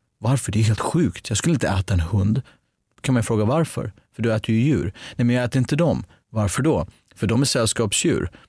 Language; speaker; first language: Swedish; early bilingual, other home language; Armenian